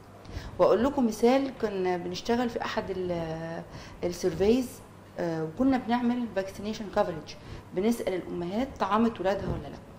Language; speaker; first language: Arabic; native; Arabic